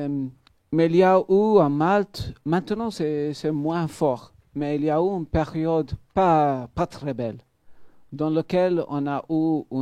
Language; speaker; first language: French; non-native, fluent; Maltese